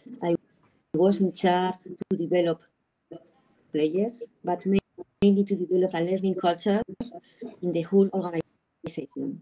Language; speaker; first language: English; non-native, learner; Spanish